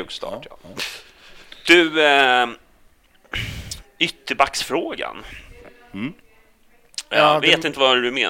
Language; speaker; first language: Swedish; native; Swedish